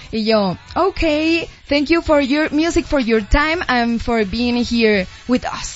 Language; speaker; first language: English; non-native, learner; Spanish